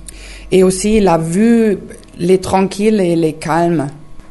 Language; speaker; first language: French; non-native, learner; German